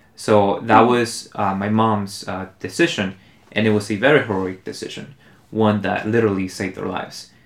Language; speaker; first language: English; early bilingual, other home language; Spanish